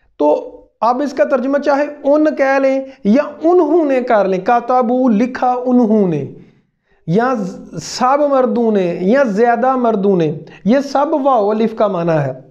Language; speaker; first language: Urdu; native; Urdu